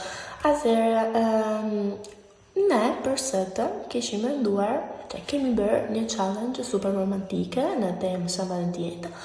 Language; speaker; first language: Albanian; early bilingual, heritage; Albanian